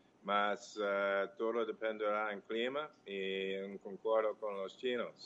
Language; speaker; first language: Portuguese; non-native, learner; English